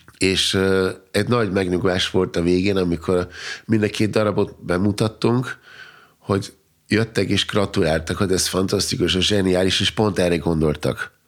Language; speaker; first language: Hungarian; non-native, fluent; German